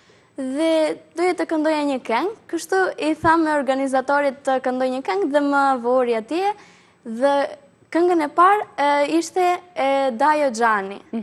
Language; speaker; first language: Albanian; early bilingual, heritage; Albanian